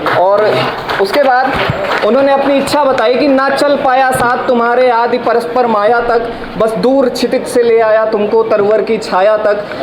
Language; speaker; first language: Hindi; native; Hindi